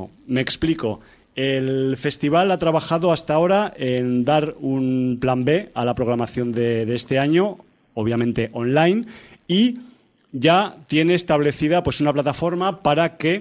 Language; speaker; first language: Spanish; native; Spanish